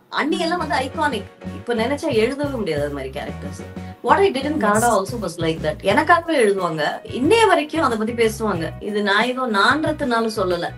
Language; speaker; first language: Tamil; native; Tamil